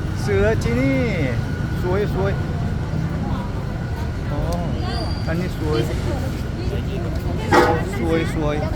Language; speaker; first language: Thai; non-native, learner; Korean